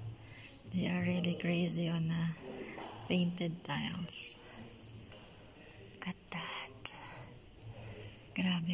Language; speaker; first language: English; non-native, fluent; Filipino